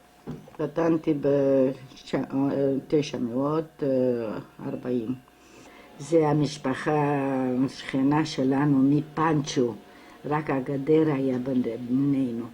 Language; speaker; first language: Hebrew; non-native, fluent; Romanian